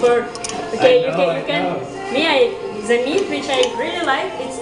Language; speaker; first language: English; non-native, learner; Russian